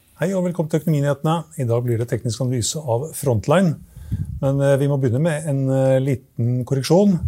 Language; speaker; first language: Norwegian; native; Norwegian